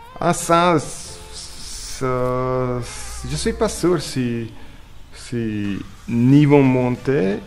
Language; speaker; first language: French; non-native, learner; Slovak